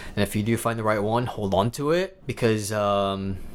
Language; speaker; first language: English; non-native, local second language; Cebuano